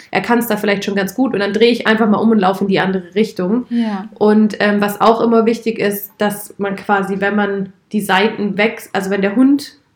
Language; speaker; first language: German; native; German